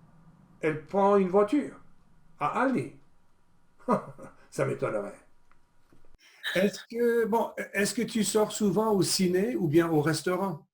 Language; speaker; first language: French; non-native, fluent; English